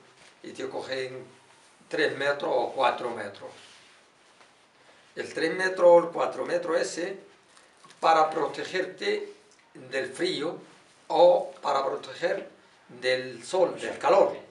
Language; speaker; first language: Spanish; non-native, learner; Arabic